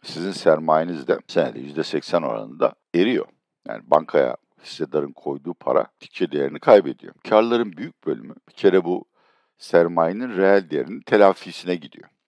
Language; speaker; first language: Turkish; native; Turkish